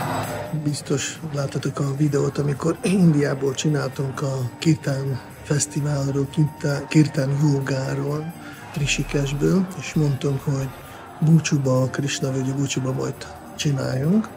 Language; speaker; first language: Hungarian; non-native, fluent; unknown